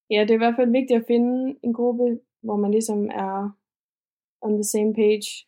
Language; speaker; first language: Danish; native; Danish